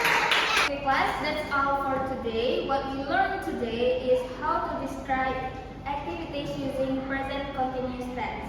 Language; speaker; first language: English; non-native, learner; Indonesian